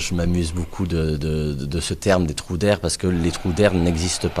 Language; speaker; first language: French; native; French